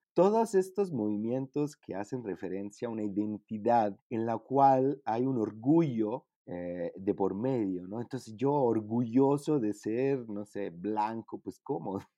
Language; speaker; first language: Spanish; non-native, fluent; Italian